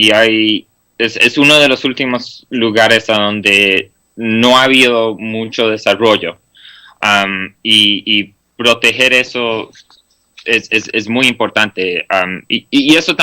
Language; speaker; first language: Spanish; non-native, fluent; English